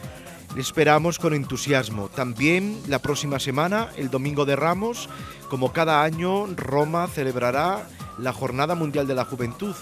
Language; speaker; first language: Spanish; native; Spanish